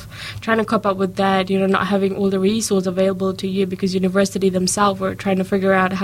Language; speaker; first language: English; native; English